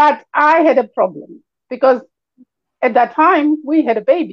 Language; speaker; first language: English; non-native, local second language; Shona